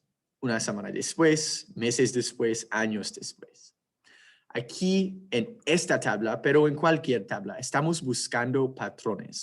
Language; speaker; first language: Spanish; non-native, fluent; English